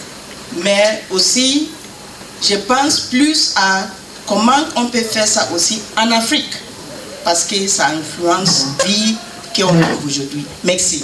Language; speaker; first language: French; non-native, learner; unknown